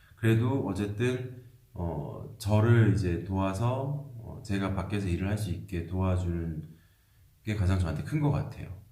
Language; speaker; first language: Korean; native; Korean